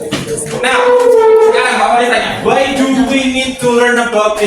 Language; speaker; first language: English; non-native, fluent; Indonesian